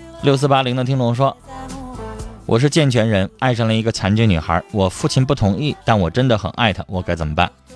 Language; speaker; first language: Chinese; native; Chinese